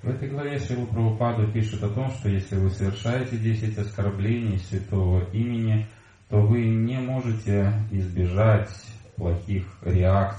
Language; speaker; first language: Russian; native; Russian